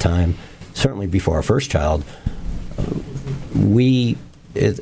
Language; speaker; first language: English; native; English